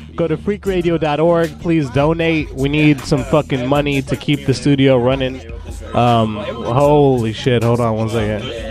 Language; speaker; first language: English; native; English